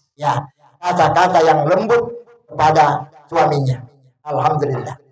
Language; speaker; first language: Indonesian; non-native, local second language; Buginese